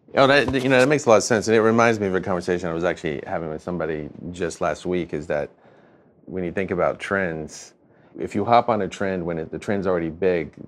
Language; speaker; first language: English; native; English